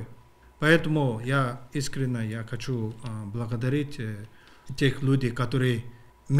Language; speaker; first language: Russian; non-native, learner; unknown